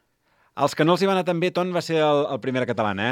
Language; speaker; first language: Catalan; native; Catalan